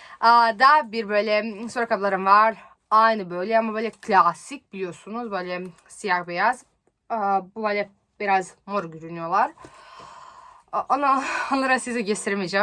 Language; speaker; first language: Turkish; non-native, learner; Serbian